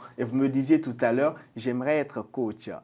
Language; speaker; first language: French; native; French